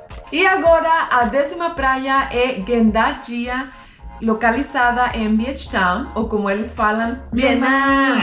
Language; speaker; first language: Portuguese; non-native, fluent; Spanish